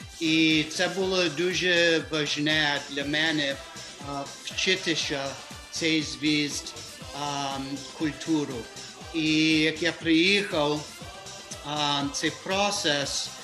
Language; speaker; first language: Ukrainian; early bilingual, heritage; Ukrainian